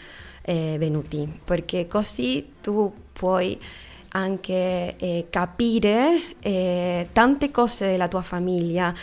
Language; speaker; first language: Italian; non-native, fluent; Spanish